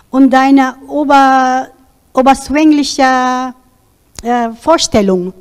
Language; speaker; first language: German; non-native, learner; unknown